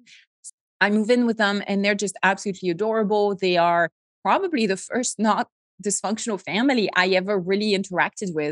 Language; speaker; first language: English; non-native, fluent; French